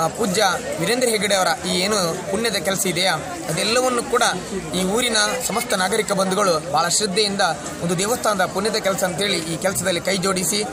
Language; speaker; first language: Kannada; native; Kannada